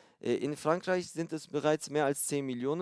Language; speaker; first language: German; non-native, fluent; Turkish